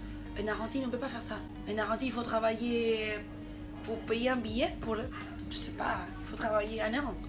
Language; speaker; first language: French; non-native, fluent; Spanish